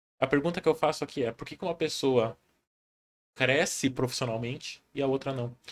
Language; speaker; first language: Portuguese; native; Portuguese